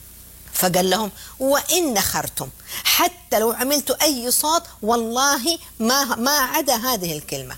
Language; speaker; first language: Arabic; native; Arabic